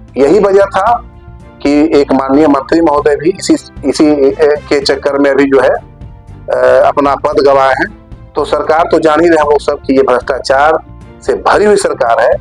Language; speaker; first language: Hindi; native; Hindi